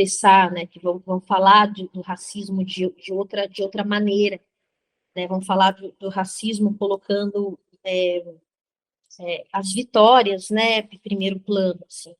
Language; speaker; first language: Portuguese; native; Portuguese